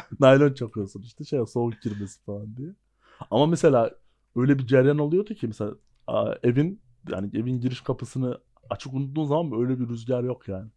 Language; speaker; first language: Turkish; native; Turkish